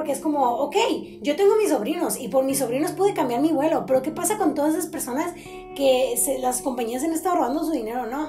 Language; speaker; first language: Spanish; native; Spanish